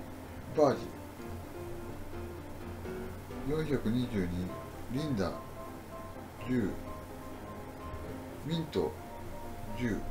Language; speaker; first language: Japanese; native; Japanese